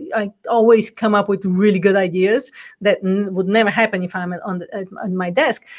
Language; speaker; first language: English; non-native, fluent; Bulgarian